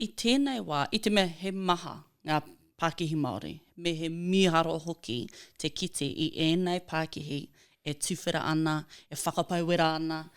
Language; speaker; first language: Māori; non-native, local second language; English